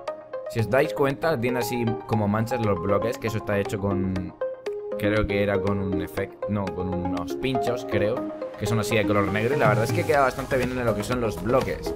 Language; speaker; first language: Spanish; native; Spanish